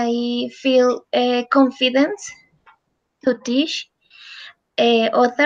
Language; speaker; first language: English; non-native, learner; Spanish